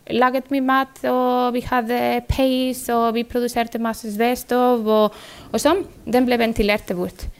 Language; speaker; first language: Norwegian; non-native, fluent; Spanish